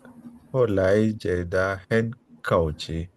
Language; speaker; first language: Chinese; non-native, learner; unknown